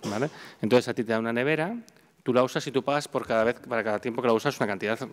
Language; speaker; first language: Spanish; native; Spanish